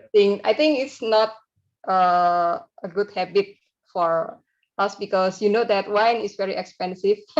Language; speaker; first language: English; non-native, learner; Indonesian